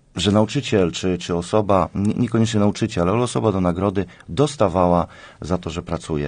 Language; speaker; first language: Polish; native; Polish